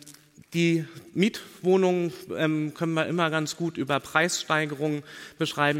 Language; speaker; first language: German; native; German